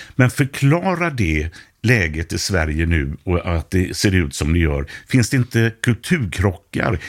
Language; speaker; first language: Swedish; native; Swedish